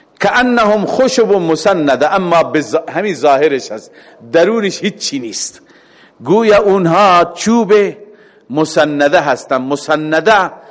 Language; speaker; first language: Persian; native; Persian